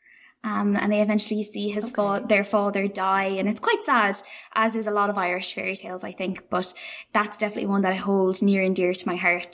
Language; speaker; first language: English; native; English